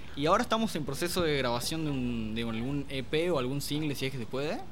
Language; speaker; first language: Spanish; native; Spanish